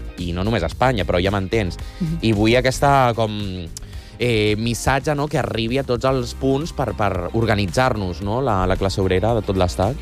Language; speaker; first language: Catalan; non-native, local second language; Spanish